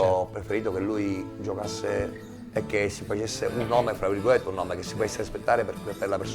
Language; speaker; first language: Italian; native; Italian